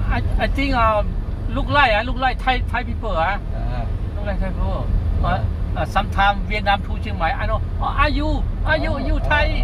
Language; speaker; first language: English; non-native, learner; Thai